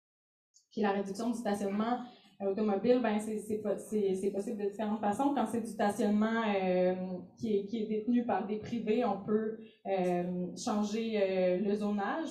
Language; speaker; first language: French; native; French